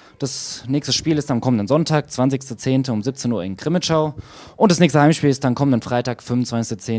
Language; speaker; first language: German; native; German